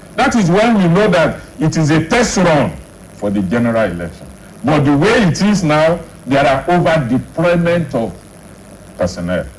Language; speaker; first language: English; non-native, local second language; Yoruba